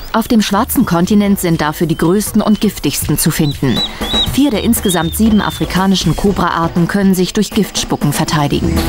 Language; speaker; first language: German; native; German